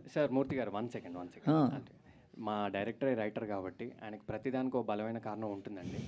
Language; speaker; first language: Telugu; native; Telugu